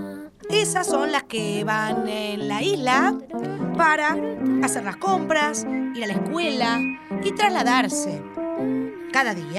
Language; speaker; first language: Spanish; native; Spanish